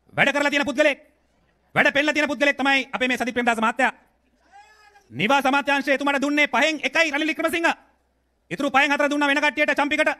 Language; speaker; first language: Sinhala; native; Sinhala